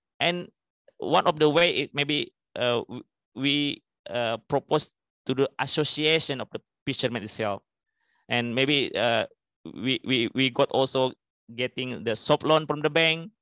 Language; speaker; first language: English; non-native, fluent; Indonesian